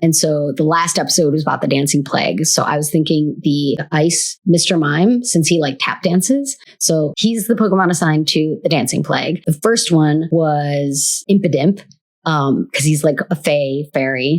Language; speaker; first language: English; native; English